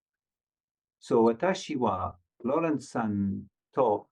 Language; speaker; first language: Japanese; non-native, learner; English